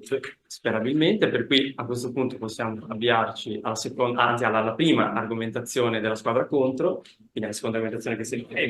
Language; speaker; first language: Italian; native; Italian